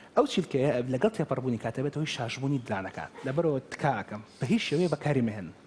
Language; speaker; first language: Central Kurdish; native; Central Kurdish